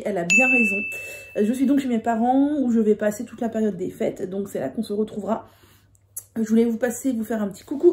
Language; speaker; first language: French; native; French